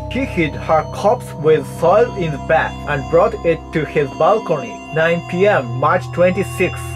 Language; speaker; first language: English; non-native, fluent; Japanese